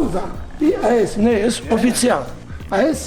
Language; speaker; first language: Russian; non-native, local second language; Georgian